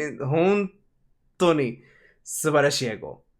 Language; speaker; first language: Japanese; non-native, learner; Spanish